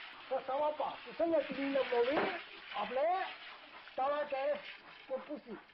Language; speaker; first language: French; non-native, learner; Chinese